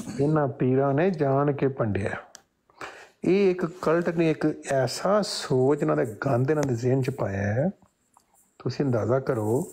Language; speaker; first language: Punjabi; native; Punjabi